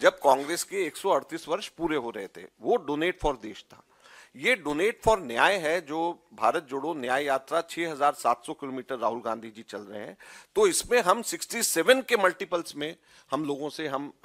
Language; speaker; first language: Hindi; native; Hindi